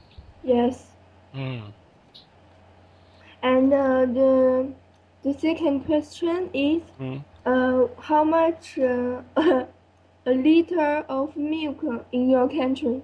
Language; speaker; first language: English; non-native, learner; French